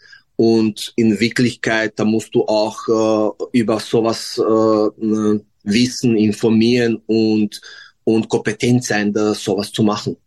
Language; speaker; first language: German; non-native, fluent; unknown